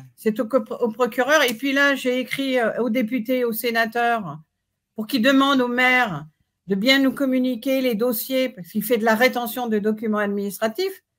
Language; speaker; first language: French; native; French